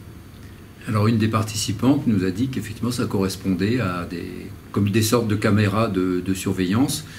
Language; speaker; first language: French; native; French